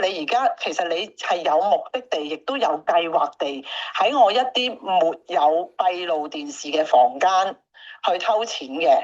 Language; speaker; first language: Cantonese; native; Cantonese